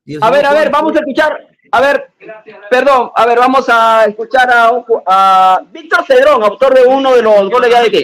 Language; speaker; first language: Spanish; native; Spanish